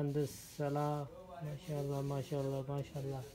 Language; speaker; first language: Arabic; non-native, learner; Urdu